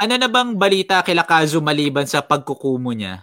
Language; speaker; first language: Filipino; native; Filipino